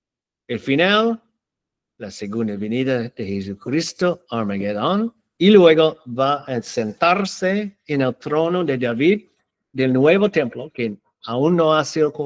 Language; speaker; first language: Spanish; non-native, learner; English